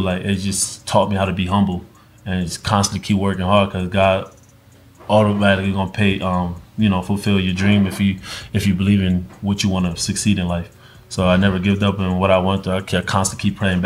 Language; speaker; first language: English; early bilingual, other home language; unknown